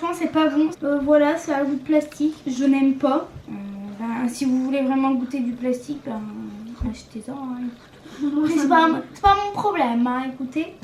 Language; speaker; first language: French; native; French